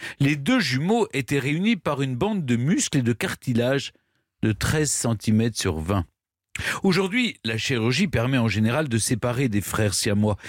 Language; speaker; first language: French; native; French